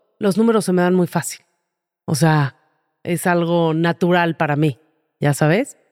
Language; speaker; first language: Spanish; native; Spanish